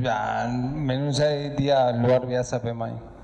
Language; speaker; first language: Indonesian; non-native, learner; Spanish